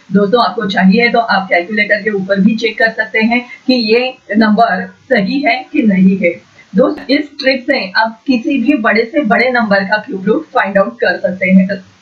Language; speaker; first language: Hindi; non-native, local second language; Marathi